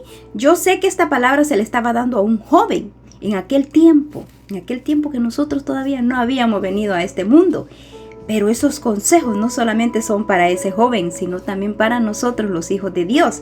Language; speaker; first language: Spanish; native; Spanish